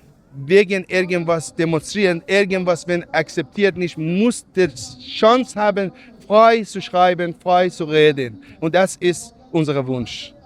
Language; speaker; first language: German; non-native, learner; Persian